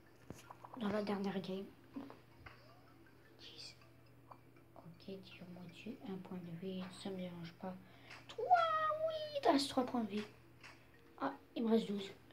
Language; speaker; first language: French; native; French